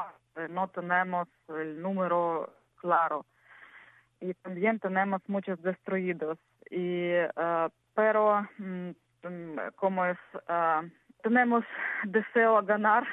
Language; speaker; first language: Spanish; non-native, learner; Ukrainian